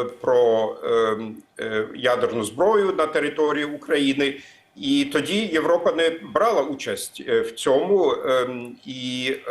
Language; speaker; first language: Ukrainian; non-native, fluent; German